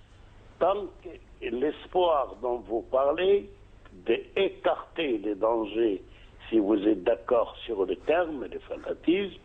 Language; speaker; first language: French; non-native, fluent; Arabic